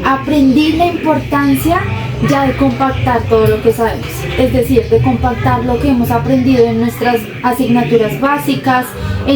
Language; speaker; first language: Spanish; native; Spanish